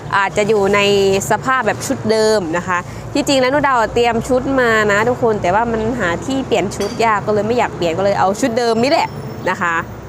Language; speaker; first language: Thai; native; Thai